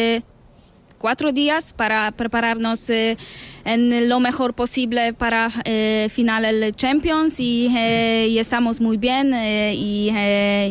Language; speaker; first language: Spanish; non-native, learner; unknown